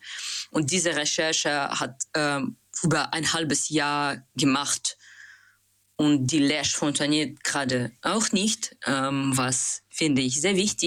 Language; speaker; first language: German; non-native, learner; Russian